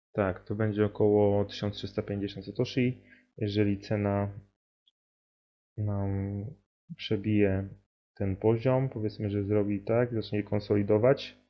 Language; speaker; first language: Polish; native; Polish